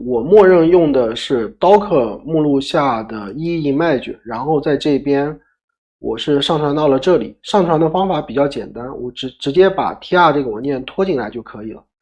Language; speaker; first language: Chinese; native; Chinese